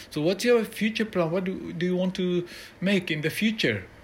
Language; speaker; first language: English; non-native, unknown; Japanese